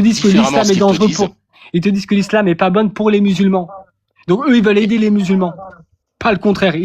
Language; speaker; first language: French; native; French